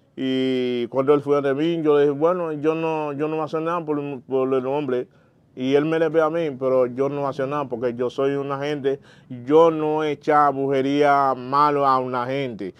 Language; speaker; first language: Spanish; non-native, learner; Haitian Creole